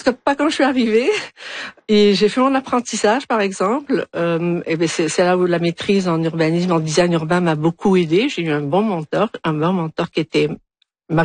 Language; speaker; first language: French; non-native, local second language; Arabic